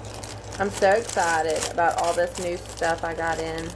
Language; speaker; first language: English; native; English